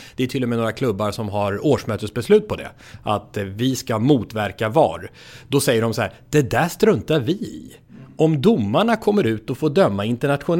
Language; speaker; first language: Swedish; native; Swedish